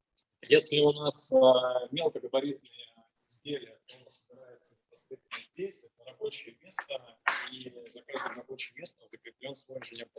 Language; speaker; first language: Russian; native; Russian